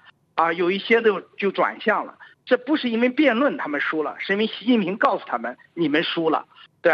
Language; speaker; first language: Chinese; native; Chinese